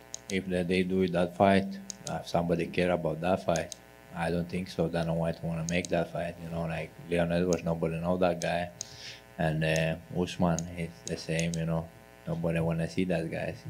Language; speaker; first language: English; non-native, learner; Chechen